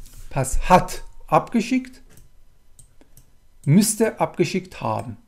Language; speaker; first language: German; non-native, fluent; Persian